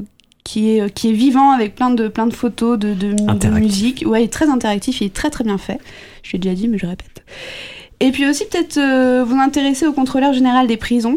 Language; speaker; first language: French; native; French